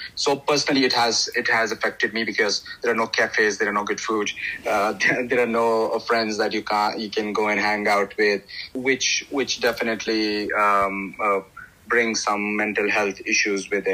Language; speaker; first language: English; non-native, local second language; Pashto